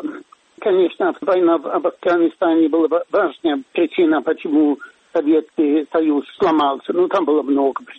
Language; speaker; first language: Russian; non-native, fluent; Swedish